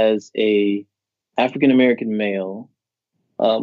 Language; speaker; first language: English; native; English